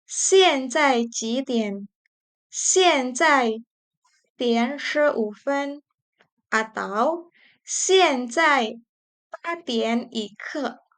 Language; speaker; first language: Chinese; non-native, fluent; Indonesian